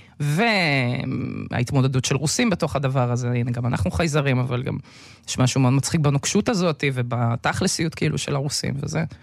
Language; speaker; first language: Hebrew; early bilingual, other home language; Russian